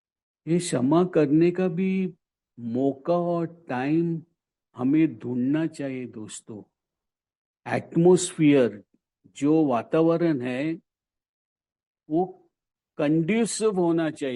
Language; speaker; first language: Hindi; non-native, local second language; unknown